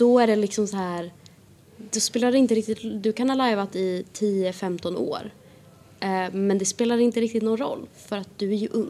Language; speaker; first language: Swedish; native; Swedish